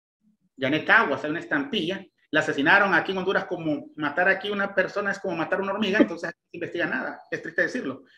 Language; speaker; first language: Spanish; native; Spanish